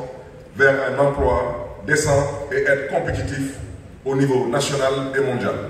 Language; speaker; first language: French; non-native, local second language; Wolof